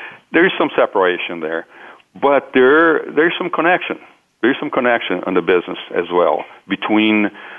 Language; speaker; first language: English; non-native, fluent; Portuguese